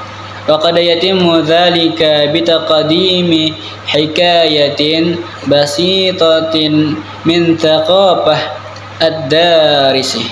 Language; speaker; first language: Arabic; non-native, learner; Indonesian